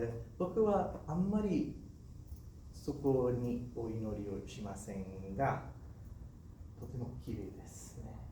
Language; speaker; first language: Japanese; non-native, learner; English